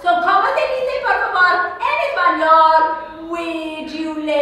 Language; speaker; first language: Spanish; non-native, learner; English